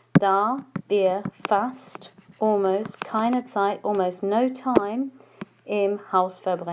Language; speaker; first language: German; non-native, fluent; English